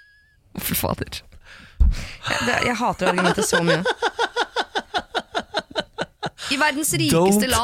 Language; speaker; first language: Norwegian; native; Norwegian